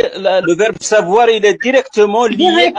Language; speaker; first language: French; non-native, local second language; Arabic